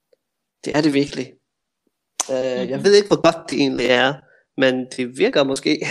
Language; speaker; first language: Danish; non-native, fluent; English